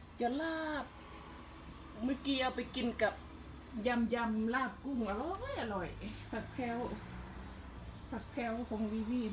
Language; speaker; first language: Thai; native; Thai